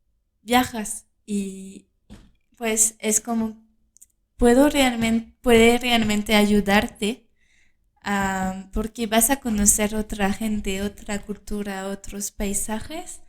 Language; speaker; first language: Spanish; non-native, fluent; French